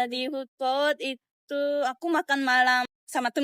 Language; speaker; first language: Indonesian; non-native, learner; Japanese